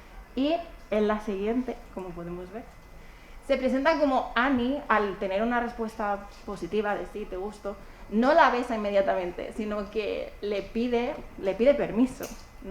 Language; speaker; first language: Spanish; native; Spanish